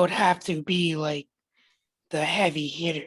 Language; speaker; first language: English; native; English